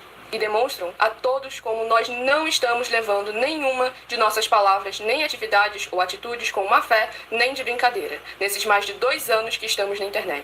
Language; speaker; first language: Portuguese; native; Portuguese